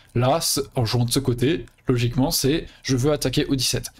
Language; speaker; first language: French; native; French